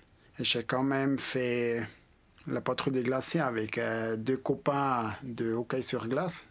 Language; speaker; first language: French; non-native, local second language; German